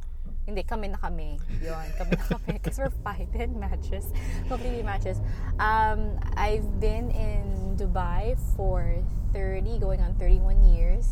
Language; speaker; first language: English; non-native, local second language; Hiligaynon